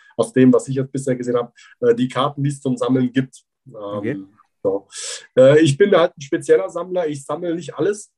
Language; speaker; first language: German; native; German